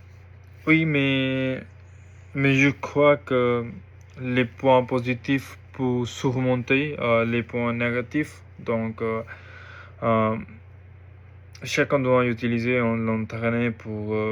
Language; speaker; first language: French; non-native, learner; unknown